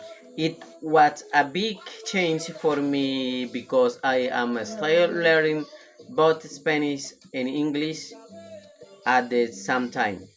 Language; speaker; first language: English; non-native, learner; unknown